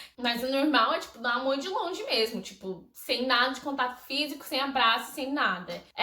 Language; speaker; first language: Portuguese; non-native, fluent; English